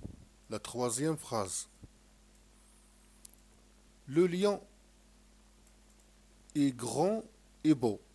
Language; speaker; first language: French; non-native, local second language; Arabic